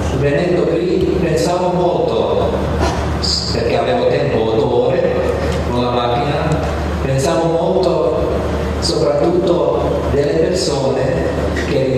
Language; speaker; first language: Italian; non-native, fluent; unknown